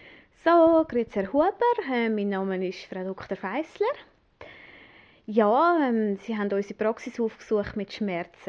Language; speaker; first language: German; native; German